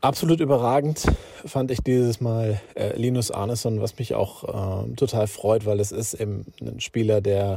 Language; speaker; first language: German; native; German